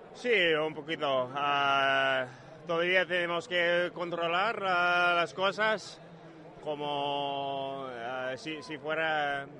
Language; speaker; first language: Spanish; non-native, learner; English